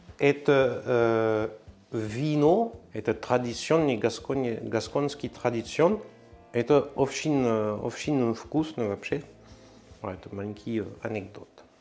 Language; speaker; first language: Russian; non-native, learner; French